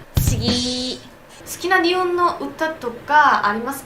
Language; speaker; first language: Japanese; non-native, learner; Korean